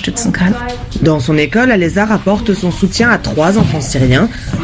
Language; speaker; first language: French; native; French